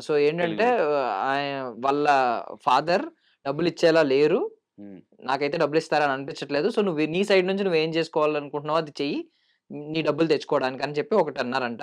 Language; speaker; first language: Telugu; native; Telugu